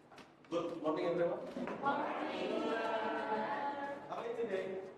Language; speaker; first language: English; non-native, learner; Indonesian